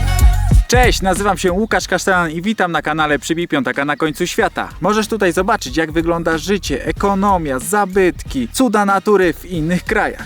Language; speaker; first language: Polish; native; Polish